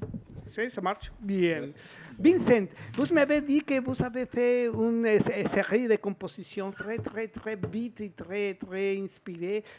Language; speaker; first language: French; non-native, fluent; Spanish